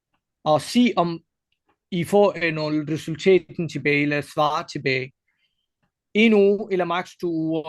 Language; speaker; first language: Danish; non-native, fluent; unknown